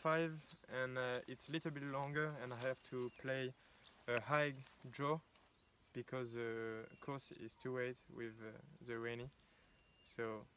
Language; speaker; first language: English; non-native, learner; French